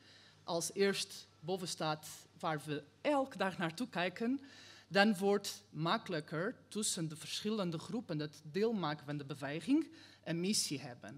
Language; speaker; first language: Dutch; non-native, fluent; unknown